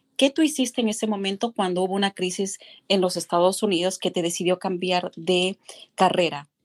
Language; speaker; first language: Spanish; native; Spanish